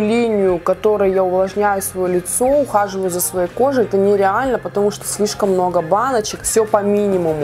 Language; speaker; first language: Russian; native; Russian